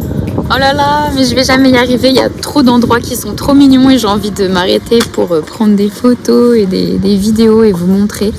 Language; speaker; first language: French; native; French